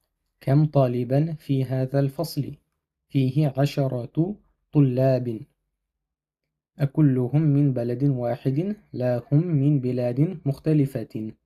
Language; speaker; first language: Arabic; non-native, fluent; Russian